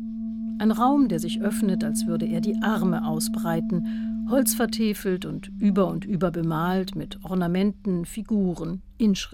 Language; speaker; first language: German; native; German